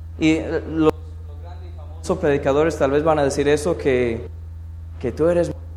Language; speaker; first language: Spanish; non-native, fluent; English